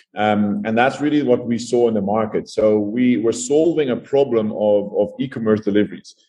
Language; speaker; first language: English; non-native, fluent; Dutch